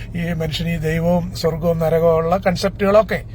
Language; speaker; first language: Malayalam; native; Malayalam